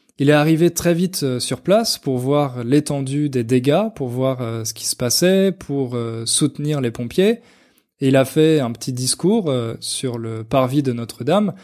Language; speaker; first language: French; native; French